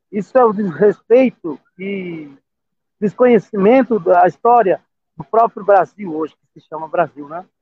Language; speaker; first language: Portuguese; non-native, local second language; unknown